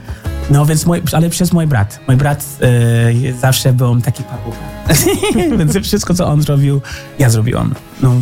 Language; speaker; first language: Polish; early bilingual, heritage; English